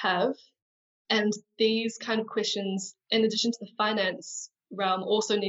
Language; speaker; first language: English; native; English